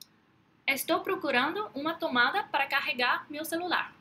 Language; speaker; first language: Portuguese; non-native, fluent; English